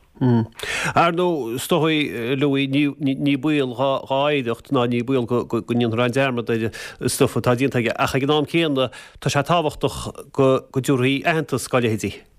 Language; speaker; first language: Irish; native; Irish